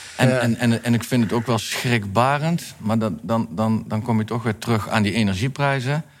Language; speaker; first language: Dutch; native; Dutch